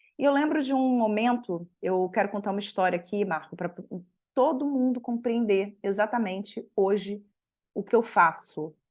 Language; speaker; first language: Portuguese; native; Portuguese